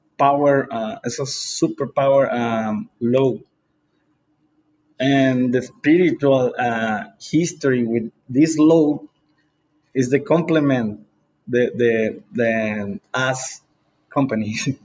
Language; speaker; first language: English; non-native, learner; Spanish